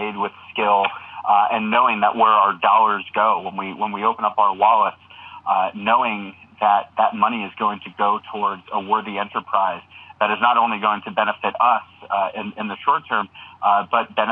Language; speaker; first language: English; native; English